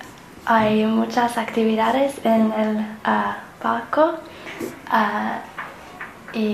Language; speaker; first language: Spanish; non-native, learner; English